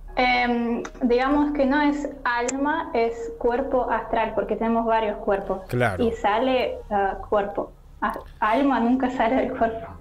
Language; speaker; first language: Spanish; non-native, learner; Russian